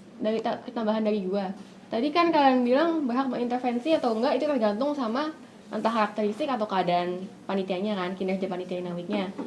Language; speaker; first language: Indonesian; native; Indonesian